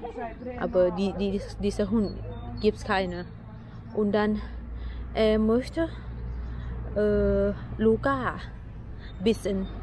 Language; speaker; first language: German; non-native, learner; Thai